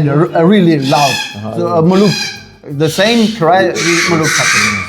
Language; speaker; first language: English; non-native, learner; German